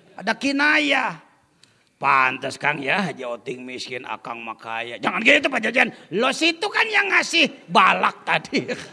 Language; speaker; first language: Indonesian; non-native, local second language; Sundanese